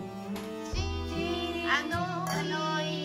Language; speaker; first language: Italian; non-native, fluent; Japanese